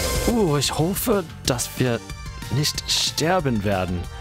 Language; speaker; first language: German; non-native, fluent; English